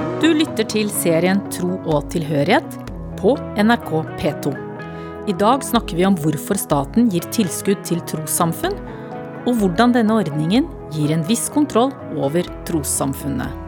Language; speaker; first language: Norwegian; native; Norwegian